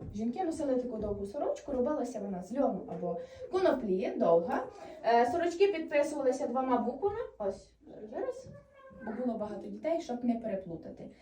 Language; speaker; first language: Ukrainian; native; Ukrainian